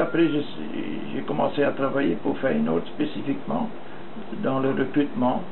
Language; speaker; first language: French; non-native, fluent; Dutch